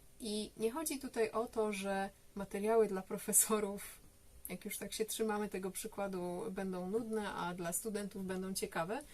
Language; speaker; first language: Polish; native; Polish